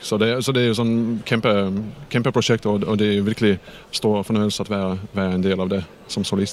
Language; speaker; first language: Danish; non-native, fluent; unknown